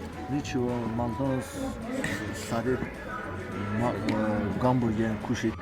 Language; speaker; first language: Russian; non-native, learner; Azerbaijani